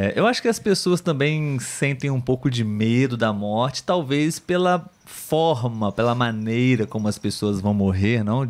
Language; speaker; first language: Portuguese; native; Portuguese